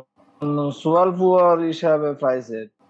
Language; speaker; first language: German; non-native, learner; Bangla